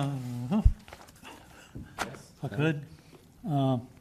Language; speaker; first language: English; native; English